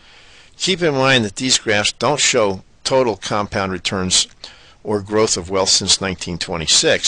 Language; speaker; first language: English; native; English